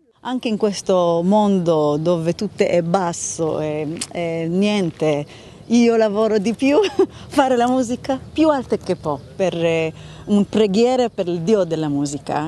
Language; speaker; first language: Italian; non-native, learner; Hebrew